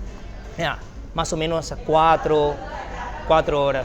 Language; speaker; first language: Spanish; non-native, fluent; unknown